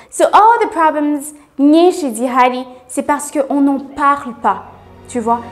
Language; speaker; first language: French; non-native, local second language; Rundi